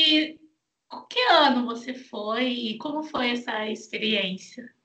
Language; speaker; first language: Portuguese; non-native, fluent; Chinese